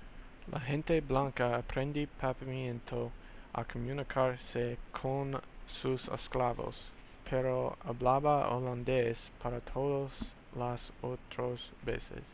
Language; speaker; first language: Spanish; non-native, learner; English